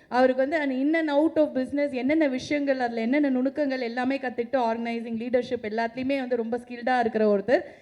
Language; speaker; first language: Tamil; native; Tamil